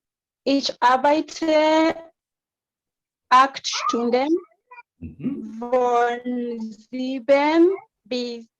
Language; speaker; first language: German; non-native, learner; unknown